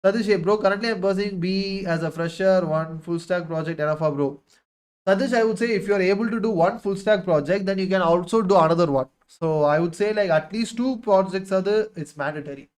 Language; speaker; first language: English; non-native, local second language; Tamil